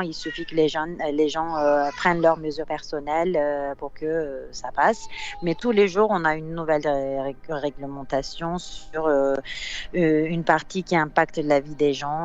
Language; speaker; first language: French; non-native, fluent; Turkish